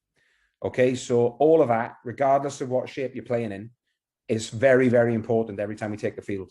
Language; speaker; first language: English; native; English